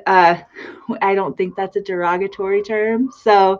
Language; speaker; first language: English; native; English